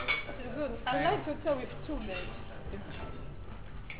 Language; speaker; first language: English; non-native, learner; French